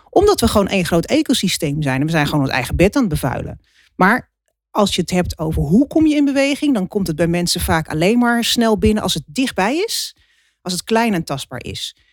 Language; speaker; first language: Dutch; native; Dutch